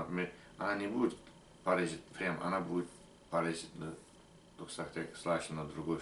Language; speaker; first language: Russian; non-native, learner; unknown